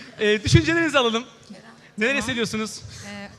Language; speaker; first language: Turkish; native; Turkish